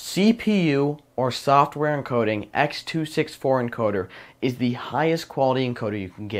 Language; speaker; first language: English; native; English